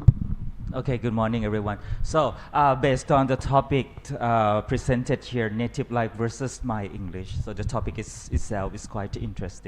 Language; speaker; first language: English; non-native, fluent; Thai